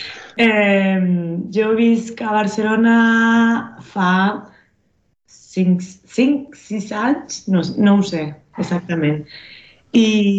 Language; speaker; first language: Catalan; non-native, local second language; Spanish